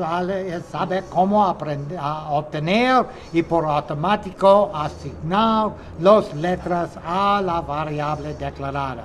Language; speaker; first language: Spanish; non-native, fluent; English